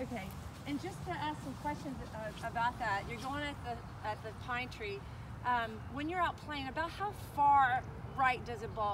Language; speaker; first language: English; native; English